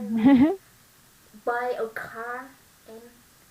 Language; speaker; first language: English; non-native, learner; Vietnamese